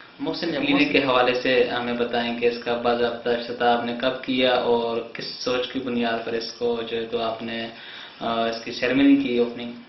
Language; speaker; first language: Urdu; non-native, local second language; Northern Hindko